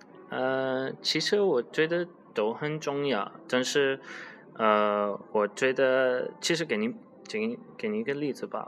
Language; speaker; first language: Chinese; non-native, learner; English